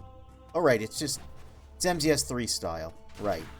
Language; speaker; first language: English; native; English